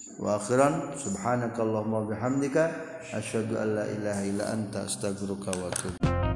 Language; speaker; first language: Arabic; non-native, fluent; Indonesian